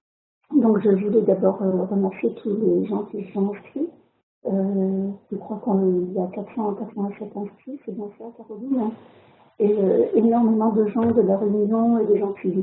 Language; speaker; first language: French; native; French